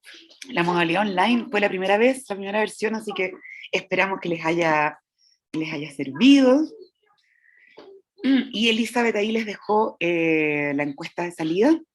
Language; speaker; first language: Spanish; native; Spanish